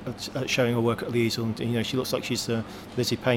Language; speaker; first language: English; native; English